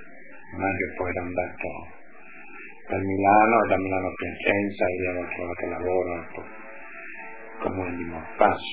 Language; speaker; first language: Italian; native; Italian